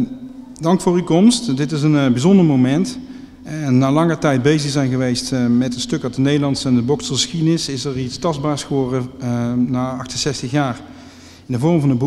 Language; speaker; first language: Dutch; native; Dutch